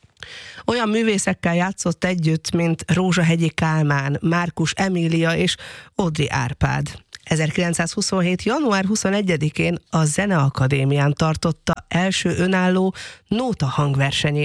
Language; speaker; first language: Hungarian; native; Hungarian